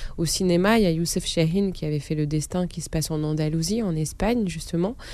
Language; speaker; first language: French; non-native, local second language; Arabic